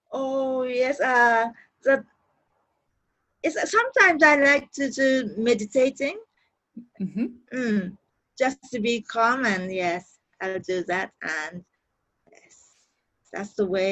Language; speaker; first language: English; non-native, learner; Japanese